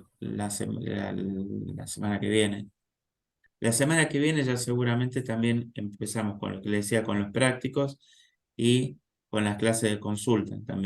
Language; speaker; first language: Spanish; native; Spanish